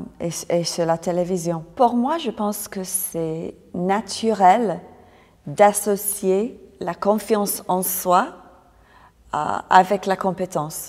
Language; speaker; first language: French; non-native, fluent; English